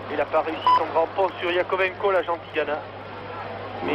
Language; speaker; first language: French; native; French